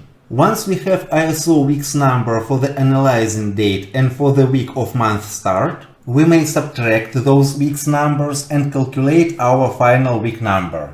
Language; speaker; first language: English; non-native, fluent; Russian